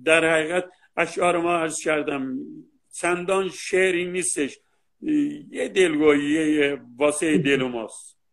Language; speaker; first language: Persian; non-native, local second language; Azerbaijani